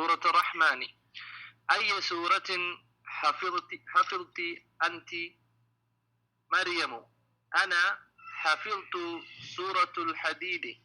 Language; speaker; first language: Arabic; non-native, learner; English